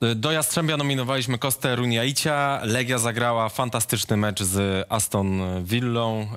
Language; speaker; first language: Polish; native; Polish